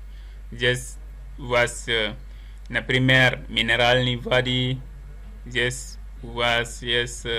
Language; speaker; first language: Russian; non-native, learner; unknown